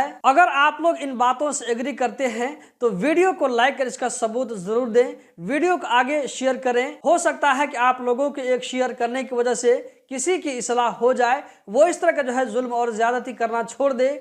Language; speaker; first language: Hindi; native; Hindi